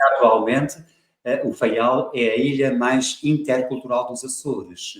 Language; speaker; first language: Portuguese; native; Portuguese